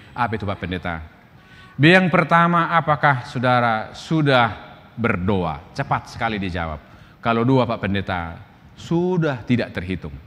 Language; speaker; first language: Indonesian; non-native, local second language; Batak Toba